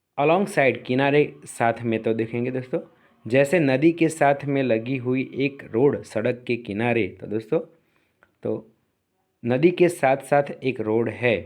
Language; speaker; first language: Hindi; native; Hindi